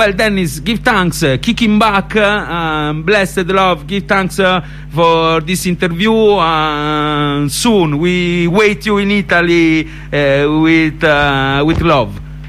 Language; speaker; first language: English; non-native, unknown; Italian